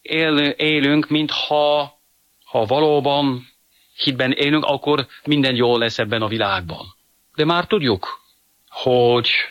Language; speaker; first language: Hungarian; non-native, fluent; French